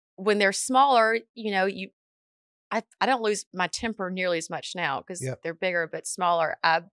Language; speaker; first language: English; native; English